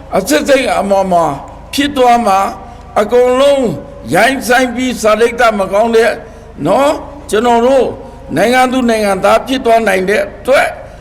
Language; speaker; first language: Burmese; non-native, local second language; Pa'o Karen